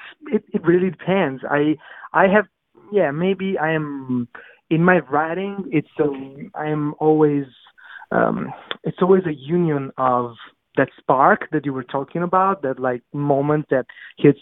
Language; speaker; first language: English; non-native, fluent; Italian